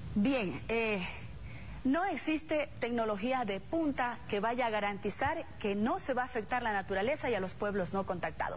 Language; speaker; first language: Spanish; native; Spanish